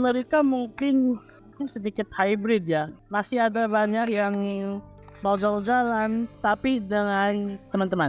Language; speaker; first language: Indonesian; non-native, fluent; Filipino